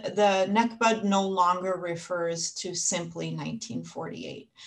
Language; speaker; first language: English; native; English